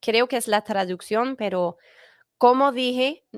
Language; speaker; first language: Spanish; non-native, fluent; English